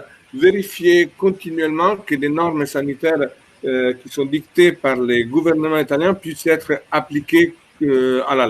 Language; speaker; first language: French; non-native, fluent; Italian